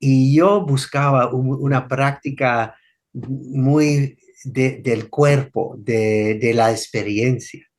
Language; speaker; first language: Spanish; non-native, fluent; English